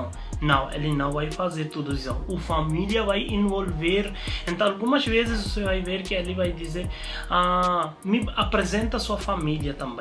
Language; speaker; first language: Portuguese; non-native, learner; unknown